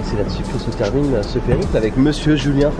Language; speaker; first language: French; native; French